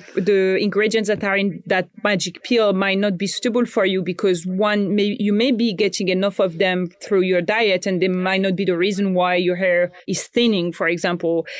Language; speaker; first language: English; non-native, fluent; French